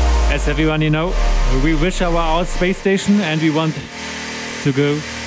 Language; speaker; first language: English; non-native, fluent; German